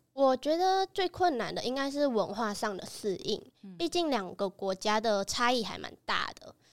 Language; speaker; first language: Chinese; early bilingual, other home language; Vietnamese